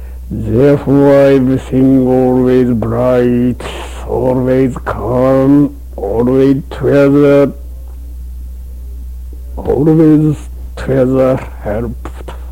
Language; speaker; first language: English; non-native, learner; Japanese